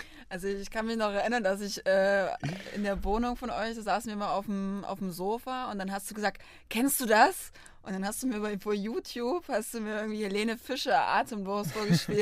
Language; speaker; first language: German; native; German